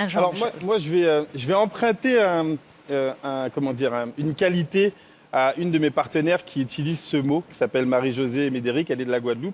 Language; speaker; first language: French; native; French